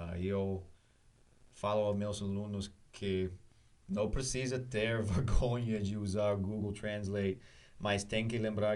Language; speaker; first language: Portuguese; non-native, learner; English